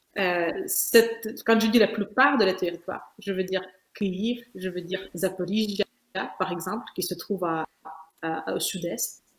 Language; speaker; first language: French; non-native, fluent; Ukrainian